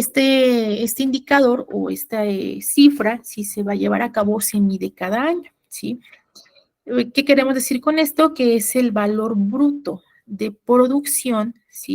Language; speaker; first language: Spanish; native; Spanish